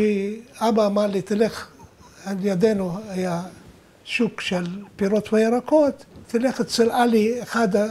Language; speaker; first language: Hebrew; non-native, fluent; Arabic